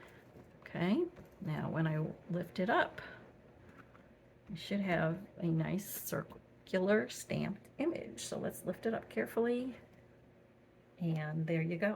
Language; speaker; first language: English; native; English